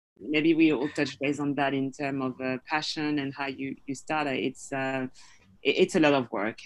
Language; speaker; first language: English; non-native, fluent; French